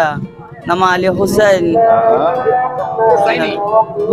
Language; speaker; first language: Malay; non-native, learner; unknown